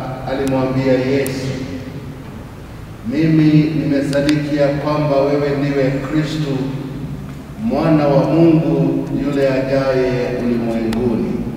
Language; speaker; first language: Swahili; non-native, local second language; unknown